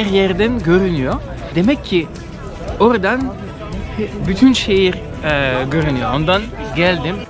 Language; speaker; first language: Turkish; non-native, learner; French